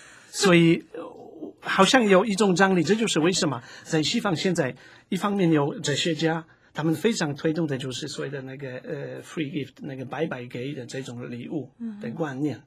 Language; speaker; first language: Chinese; non-native, fluent; Polish